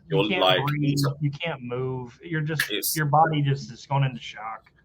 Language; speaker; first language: English; native; English